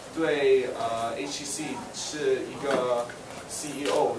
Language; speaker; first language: Chinese; non-native, learner; English